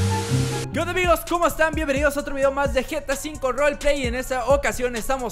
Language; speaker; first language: Spanish; native; Spanish